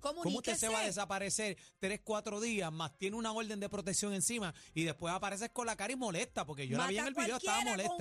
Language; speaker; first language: Spanish; native; Spanish